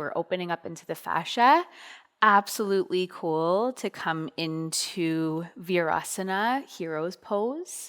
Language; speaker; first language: English; native; English